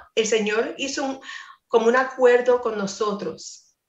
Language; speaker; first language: Spanish; non-native, fluent; English